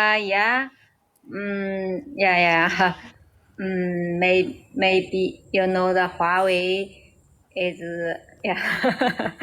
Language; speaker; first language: English; non-native, learner; Chinese